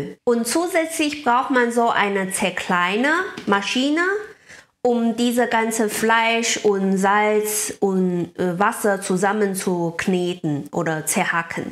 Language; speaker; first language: German; non-native, learner; Chinese